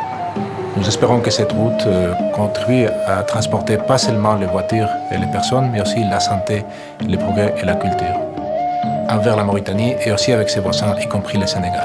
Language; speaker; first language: French; native; French